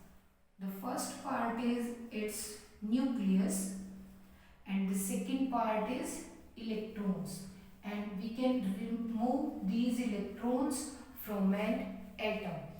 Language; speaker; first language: English; non-native, local second language; Hindi